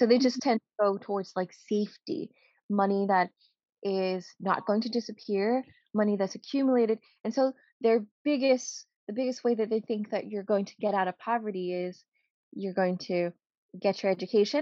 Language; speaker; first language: English; native; English